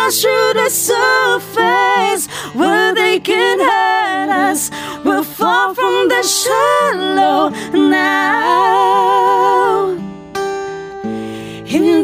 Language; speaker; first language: English; non-native, local second language; Cebuano